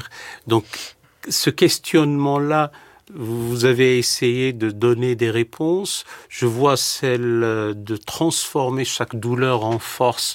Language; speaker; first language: French; native; French